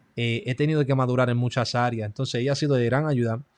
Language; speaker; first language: Spanish; early bilingual, heritage; Spanish